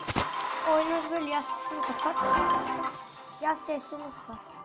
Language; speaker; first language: Turkish; native; Turkish